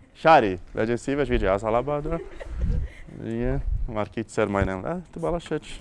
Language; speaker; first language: Hungarian; non-native, fluent; Portuguese